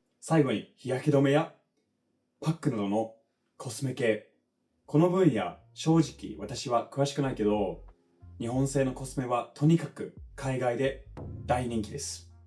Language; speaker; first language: Japanese; non-native, fluent; English